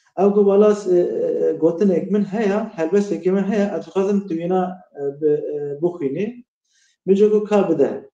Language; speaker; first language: Kurdish; native; Kurdish